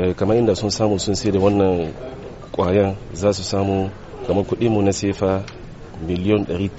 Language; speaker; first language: Hausa; non-native, local second language; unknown